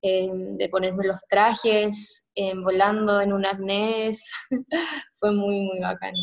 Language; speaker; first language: Spanish; early bilingual, heritage; Spanish